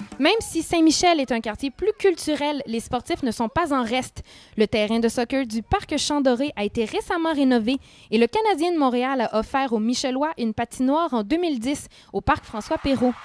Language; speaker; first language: French; native; French